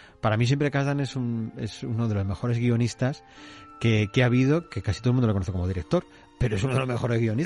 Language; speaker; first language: Spanish; native; Spanish